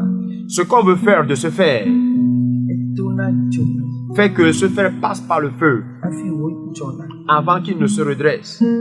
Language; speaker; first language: French; non-native, local second language; Ewe